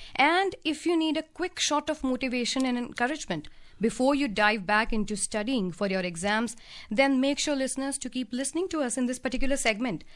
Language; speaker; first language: English; non-native, local second language; Hindi